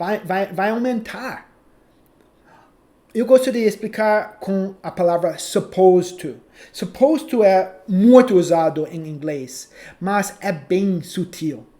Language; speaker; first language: Portuguese; non-native, fluent; English